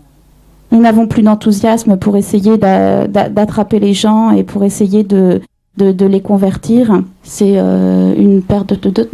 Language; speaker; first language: French; native; French